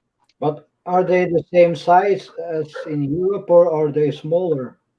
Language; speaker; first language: English; non-native, fluent; Norwegian